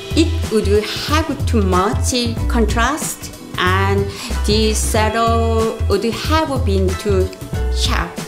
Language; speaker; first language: English; non-native, learner; Korean